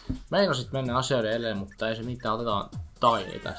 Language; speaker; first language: Finnish; native; Finnish